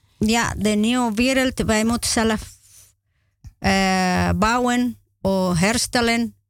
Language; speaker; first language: Dutch; non-native, learner; Spanish